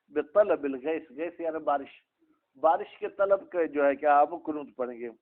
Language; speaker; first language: Urdu; non-native, local second language; Sindhi